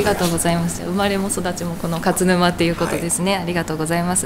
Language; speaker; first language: Japanese; native; Japanese